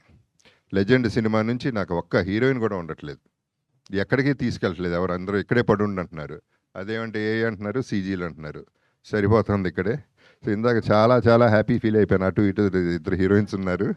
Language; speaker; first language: Telugu; native; Telugu